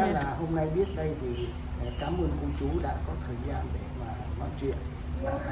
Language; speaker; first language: Vietnamese; native; Vietnamese